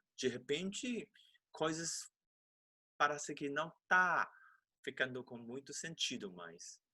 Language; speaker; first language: Portuguese; non-native, fluent; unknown